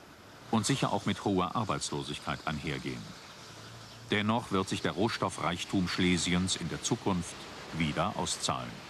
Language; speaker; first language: German; native; German